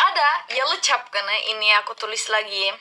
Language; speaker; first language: Indonesian; non-native, learner; Turkish